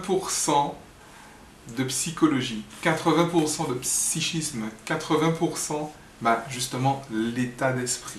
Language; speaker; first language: French; native; French